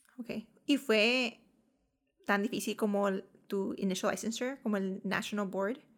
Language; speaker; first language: Spanish; early bilingual, heritage; Spanish